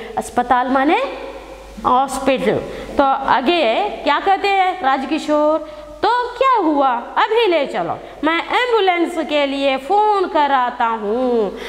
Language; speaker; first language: Hindi; non-native, local second language; Kannada